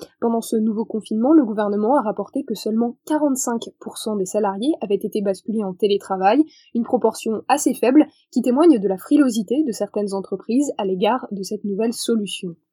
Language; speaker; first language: French; native; French